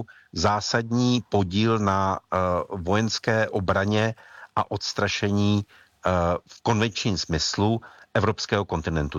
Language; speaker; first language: Czech; native; Czech